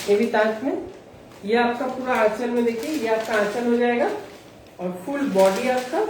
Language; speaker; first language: Hindi; non-native, local second language; Bangla